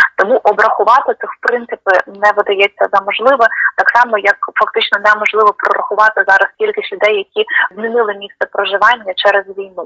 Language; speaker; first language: Ukrainian; native; Ukrainian